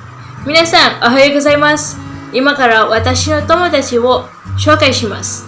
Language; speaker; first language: Japanese; non-native, learner; Malay